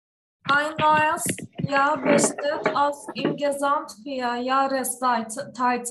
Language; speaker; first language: German; non-native, learner; Turkish